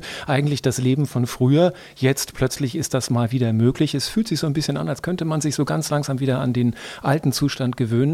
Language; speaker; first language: German; native; German